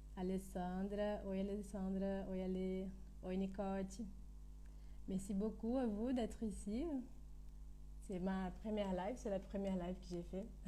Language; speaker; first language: French; non-native, fluent; Portuguese